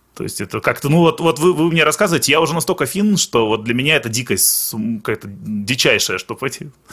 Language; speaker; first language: Russian; early bilingual, other home language; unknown